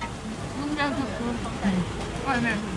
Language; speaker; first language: Chinese; non-native, fluent; Korean